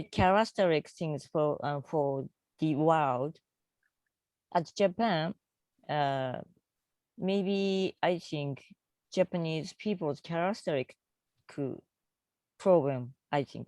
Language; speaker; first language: English; non-native, learner; Japanese